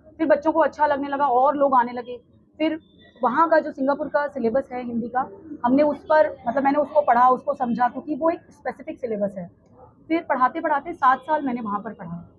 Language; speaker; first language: Hindi; native; Hindi